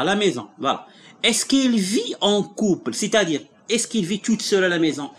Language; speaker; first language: French; non-native, local second language; Arabic